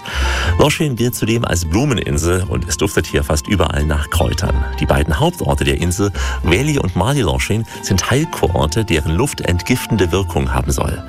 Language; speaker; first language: German; native; German